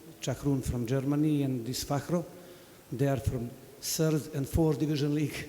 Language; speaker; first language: English; non-native, fluent; Serbian